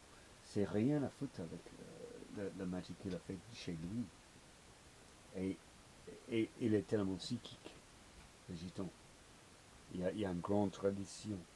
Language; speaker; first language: French; non-native, learner; English